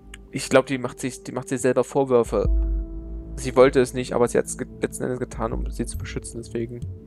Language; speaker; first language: German; native; German